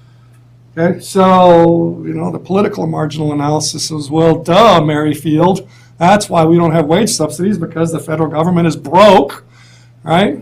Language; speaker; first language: English; native; English